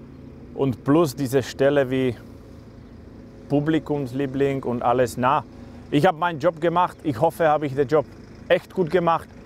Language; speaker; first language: German; non-native, learner; Slovak